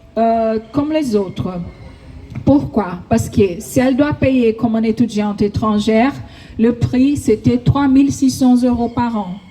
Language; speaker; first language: French; non-native, fluent; Portuguese